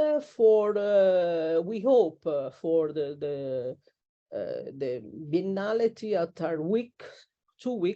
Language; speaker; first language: English; non-native, learner; Italian